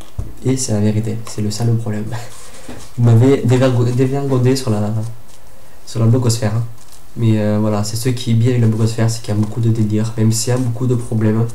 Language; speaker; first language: French; native; French